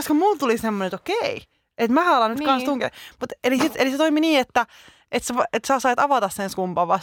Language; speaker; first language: Finnish; native; Finnish